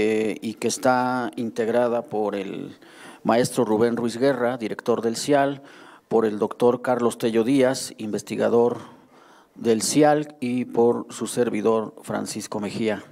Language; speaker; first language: Spanish; native; Spanish